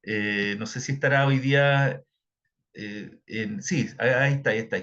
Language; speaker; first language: Spanish; native; Spanish